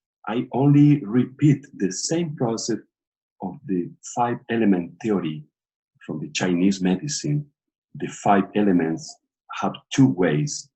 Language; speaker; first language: English; non-native, learner; Portuguese